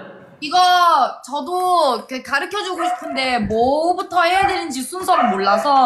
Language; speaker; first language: Korean; non-native, fluent; Thai